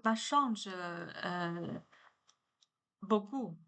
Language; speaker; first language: French; non-native, learner; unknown